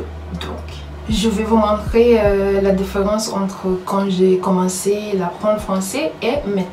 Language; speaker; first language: French; non-native, learner; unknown